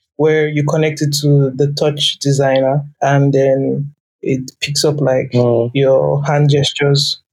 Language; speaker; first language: English; non-native, local second language; Yoruba